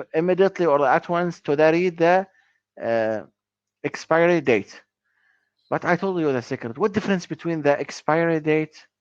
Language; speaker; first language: English; non-native, learner; Arabic